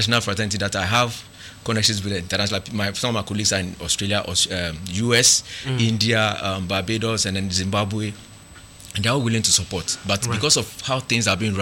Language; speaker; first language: English; non-native, local second language; Akan